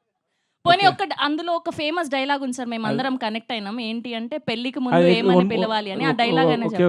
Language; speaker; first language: Telugu; native; Telugu